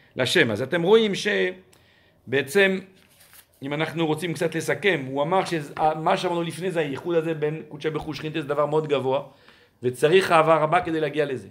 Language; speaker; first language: Hebrew; non-native, fluent; French